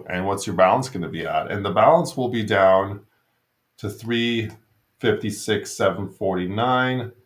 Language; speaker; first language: English; native; English